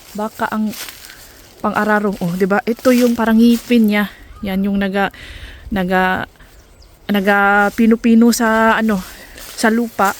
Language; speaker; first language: Filipino; non-native, local second language; Cebuano